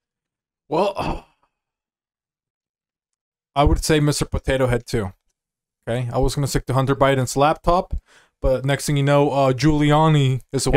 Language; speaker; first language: English; native; English